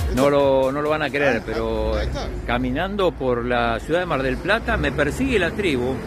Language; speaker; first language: Spanish; native; Spanish